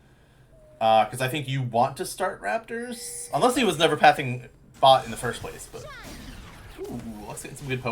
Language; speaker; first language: English; native; English